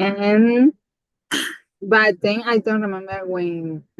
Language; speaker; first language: English; non-native, learner; Spanish